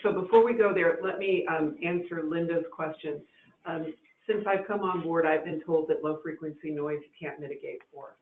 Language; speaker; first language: English; native; English